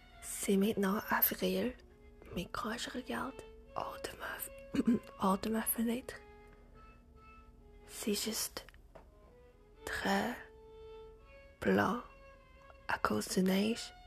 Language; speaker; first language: French; non-native, learner; English